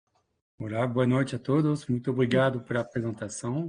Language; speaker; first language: Portuguese; non-native, fluent; French